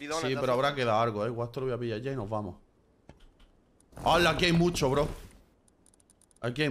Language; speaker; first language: Spanish; native; Spanish